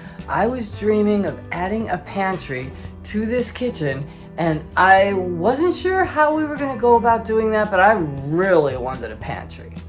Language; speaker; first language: English; native; English